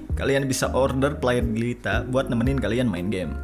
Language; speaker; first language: English; non-native, fluent; Indonesian